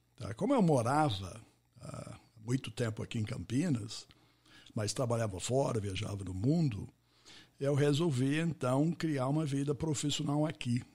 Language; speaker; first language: Portuguese; non-native, fluent; English